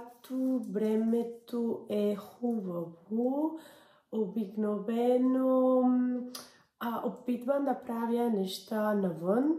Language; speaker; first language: Bulgarian; non-native, learner; English